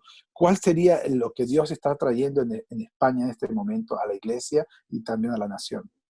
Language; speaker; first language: Spanish; native; Spanish